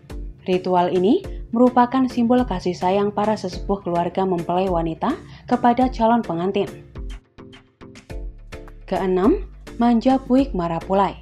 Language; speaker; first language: Indonesian; native; Indonesian